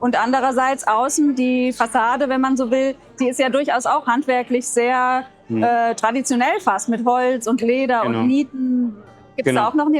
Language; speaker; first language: German; native; German